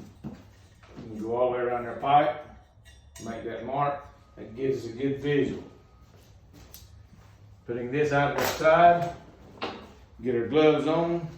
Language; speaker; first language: English; native; English